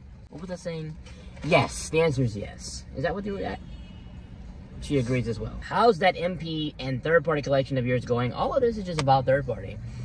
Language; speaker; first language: English; native; English